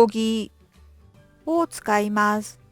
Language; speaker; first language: Japanese; non-native, fluent; Korean